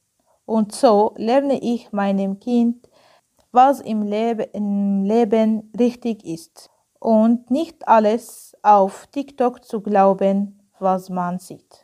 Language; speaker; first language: German; non-native, learner; Arabic